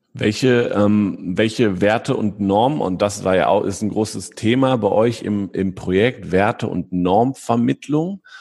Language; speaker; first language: German; native; German